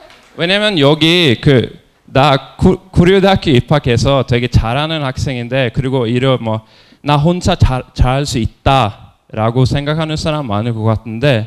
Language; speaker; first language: Korean; non-native, fluent; Norwegian